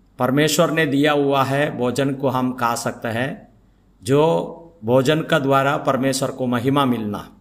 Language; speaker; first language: Hindi; non-native, local second language; Malayalam